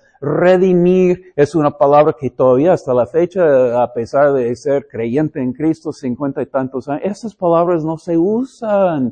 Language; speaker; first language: Spanish; non-native, fluent; English